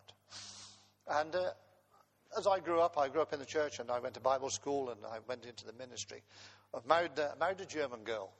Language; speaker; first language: English; native; English